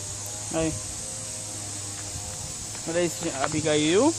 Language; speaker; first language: Portuguese; native; Portuguese